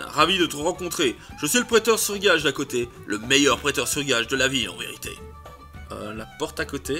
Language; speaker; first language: French; native; French